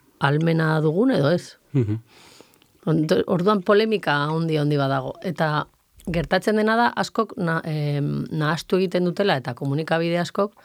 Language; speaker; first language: Basque; non-native, local second language; Spanish